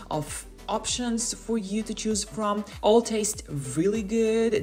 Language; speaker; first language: English; non-native, fluent; Hebrew